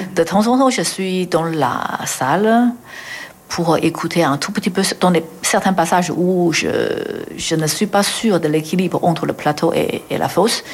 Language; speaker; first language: French; non-native, fluent; Chinese